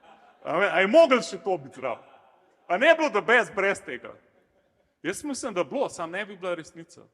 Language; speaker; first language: Slovenian; native; Slovenian